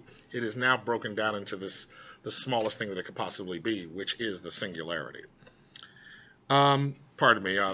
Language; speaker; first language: English; native; English